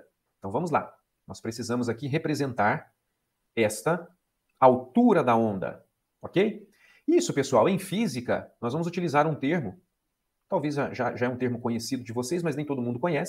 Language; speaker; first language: Portuguese; native; Portuguese